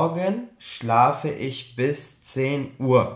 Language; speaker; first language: German; non-native, fluent; Albanian